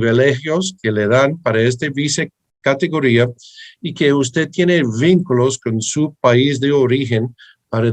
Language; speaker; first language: Spanish; early bilingual, heritage; English